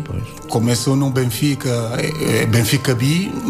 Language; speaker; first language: Portuguese; non-native, learner; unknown